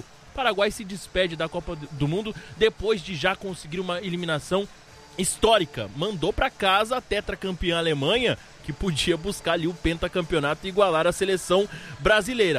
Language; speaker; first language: Portuguese; native; Portuguese